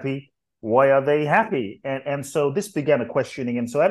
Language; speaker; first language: English; native; English